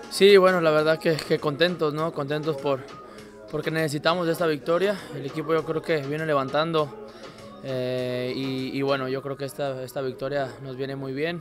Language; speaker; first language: Spanish; native; Spanish